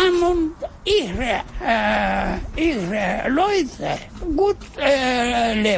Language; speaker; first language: German; non-native, learner; Russian